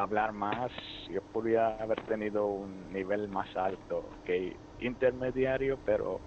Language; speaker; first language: Spanish; early bilingual, heritage; Spanish